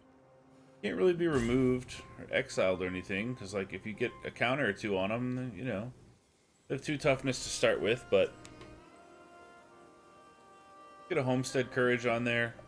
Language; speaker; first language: English; native; English